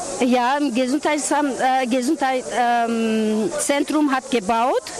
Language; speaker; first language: German; non-native, learner; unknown